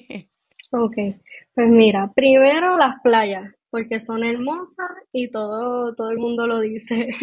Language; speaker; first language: Spanish; native; Spanish